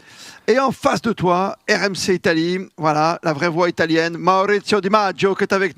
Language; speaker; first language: French; native; French